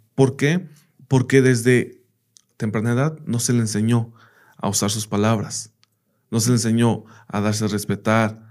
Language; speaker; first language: Spanish; early bilingual, heritage; Spanish